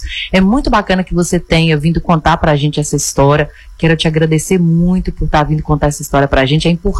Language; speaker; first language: Portuguese; native; Portuguese